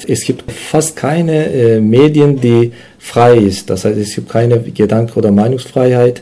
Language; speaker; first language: German; non-native, learner; Turkish